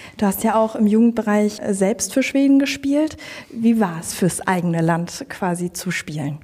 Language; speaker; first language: German; native; German